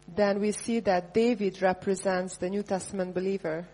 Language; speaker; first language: English; non-native, fluent; Hungarian